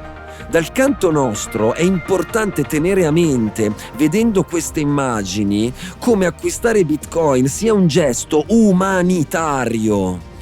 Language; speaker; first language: Italian; native; Italian